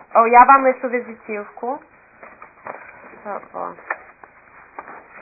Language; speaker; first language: Ukrainian; early bilingual, heritage; Ukrainian